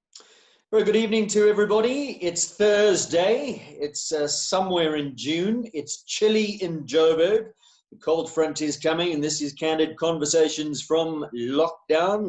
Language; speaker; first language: English; native; English